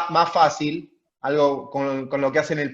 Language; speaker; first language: Spanish; native; Spanish